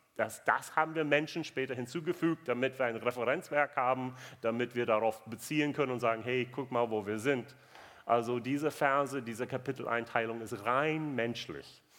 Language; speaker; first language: German; non-native, fluent; English